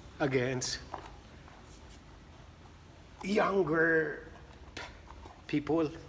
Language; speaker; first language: English; non-native, local second language; Filipino